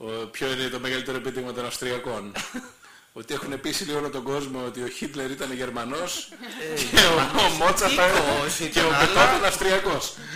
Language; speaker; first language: Greek; native; Greek